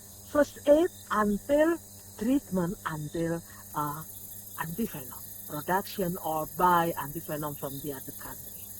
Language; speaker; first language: English; non-native, learner; Indonesian